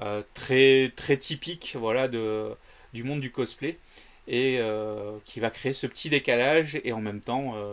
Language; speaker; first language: French; native; French